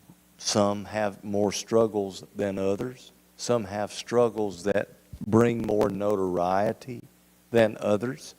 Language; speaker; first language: English; native; English